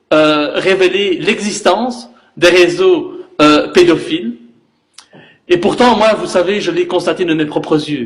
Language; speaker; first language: French; native; French